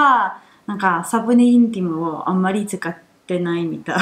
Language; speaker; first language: Japanese; non-native, fluent; Italian